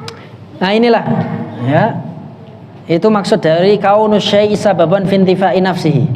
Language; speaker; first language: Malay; non-native, local second language; Javanese